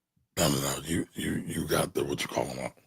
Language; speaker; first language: English; native; English